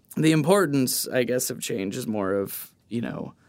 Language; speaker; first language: English; native; English